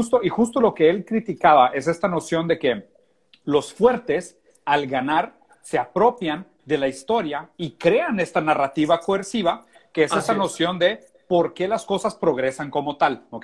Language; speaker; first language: Spanish; native; Spanish